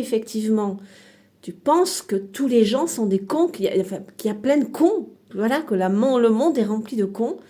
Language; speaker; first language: French; native; French